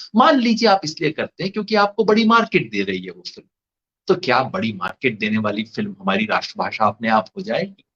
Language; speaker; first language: Hindi; native; Hindi